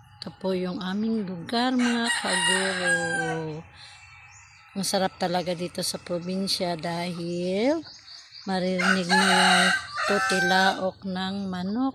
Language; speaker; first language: Filipino; non-native, local second language; Cebuano